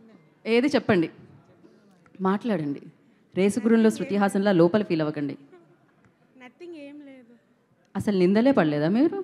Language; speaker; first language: Telugu; native; Telugu